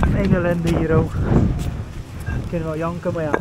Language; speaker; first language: Dutch; native; Dutch